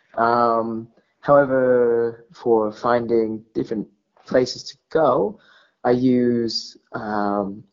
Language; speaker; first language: English; native; English